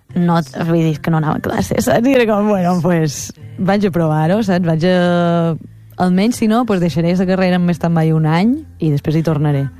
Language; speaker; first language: Catalan; native; Catalan